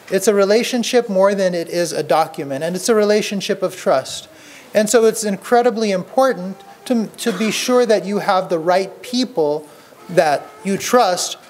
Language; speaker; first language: English; native; English